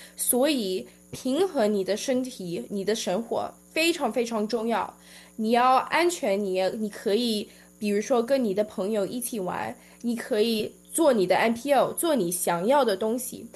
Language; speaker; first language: Chinese; early bilingual, heritage; Chinese